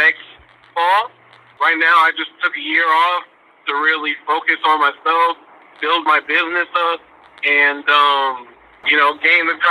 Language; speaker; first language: English; native; English